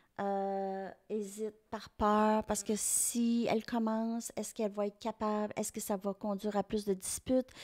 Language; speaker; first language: French; native; French